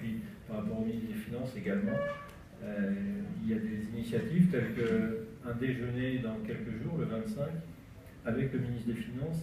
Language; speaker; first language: French; native; French